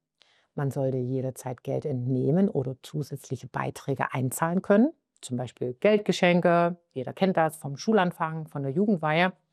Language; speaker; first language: German; native; German